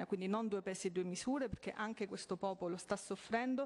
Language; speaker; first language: Italian; native; Italian